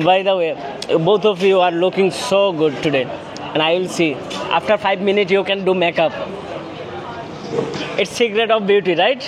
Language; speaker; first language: English; non-native, learner; Bangla